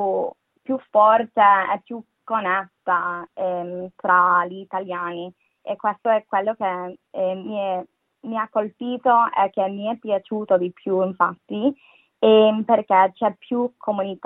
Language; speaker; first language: Italian; non-native, fluent; English